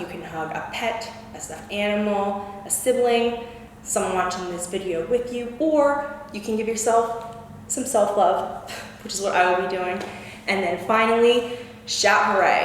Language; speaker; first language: English; native; English